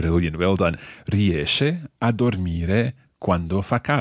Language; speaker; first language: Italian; non-native, fluent; English